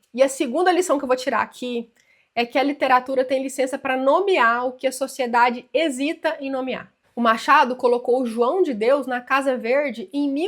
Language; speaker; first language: Portuguese; native; Portuguese